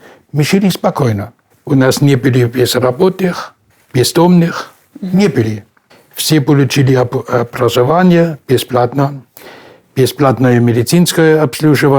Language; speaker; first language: Russian; non-native, fluent; German